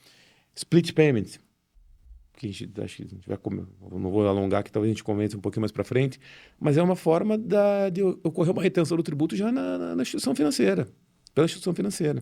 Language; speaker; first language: Portuguese; native; Portuguese